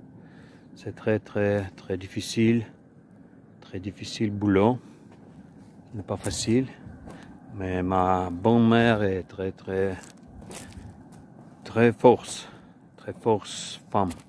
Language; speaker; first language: French; non-native, learner; Ukrainian